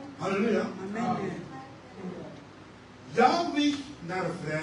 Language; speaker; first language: Dutch; non-native, fluent; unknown